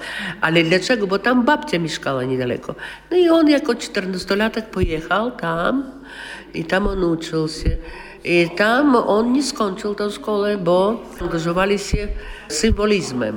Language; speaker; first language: Polish; non-native, local second language; Russian